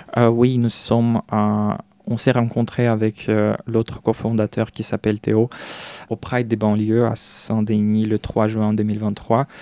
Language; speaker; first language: French; non-native, fluent; Russian